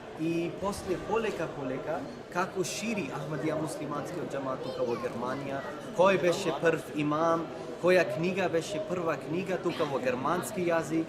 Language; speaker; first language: Macedonian; non-native, learner; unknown